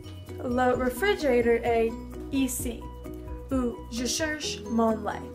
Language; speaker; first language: French; non-native, learner; English